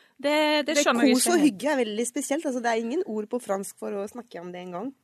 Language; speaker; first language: Norwegian; non-native, fluent; French